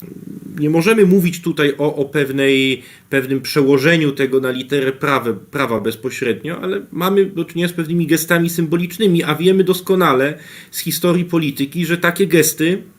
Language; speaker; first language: Polish; native; Polish